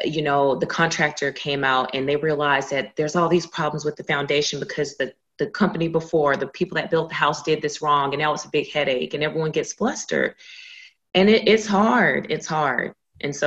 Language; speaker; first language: English; native; English